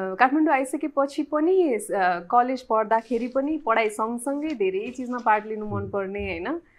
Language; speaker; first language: Nepali; native; Nepali